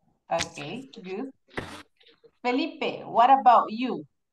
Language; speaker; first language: English; non-native, fluent; Spanish